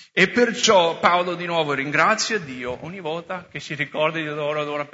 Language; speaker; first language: Italian; non-native, fluent; English